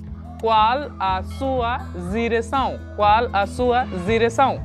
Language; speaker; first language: Portuguese; non-native, learner; Hindi